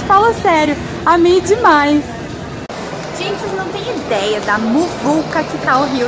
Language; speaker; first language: Portuguese; native; Portuguese